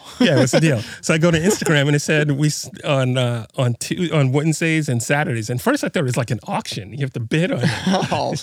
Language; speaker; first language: English; native; English